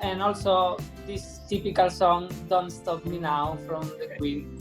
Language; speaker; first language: English; non-native, fluent; Spanish